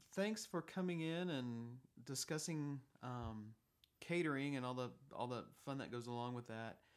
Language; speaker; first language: English; native; English